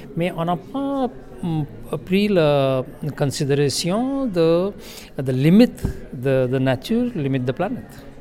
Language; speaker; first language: French; non-native, learner; Hindi